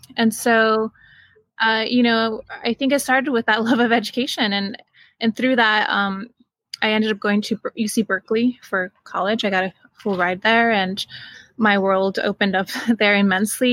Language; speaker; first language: English; native; English